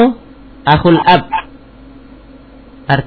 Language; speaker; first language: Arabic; non-native, fluent; Indonesian